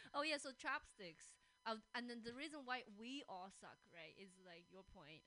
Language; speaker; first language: English; non-native, fluent; Chinese